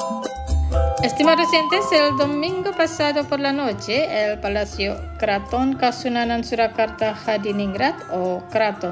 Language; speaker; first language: Spanish; non-native, fluent; Indonesian